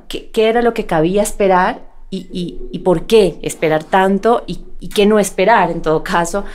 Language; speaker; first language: Spanish; native; Spanish